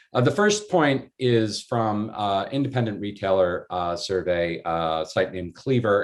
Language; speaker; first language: English; native; English